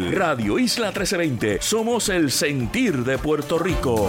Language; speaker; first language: Spanish; native; Spanish